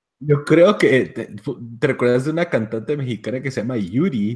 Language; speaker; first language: Spanish; native; Spanish